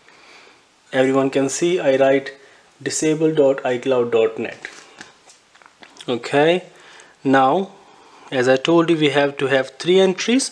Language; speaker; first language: English; non-native, fluent; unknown